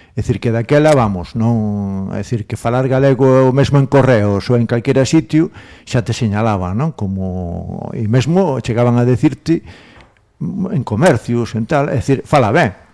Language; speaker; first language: Galician; non-native, local second language; Spanish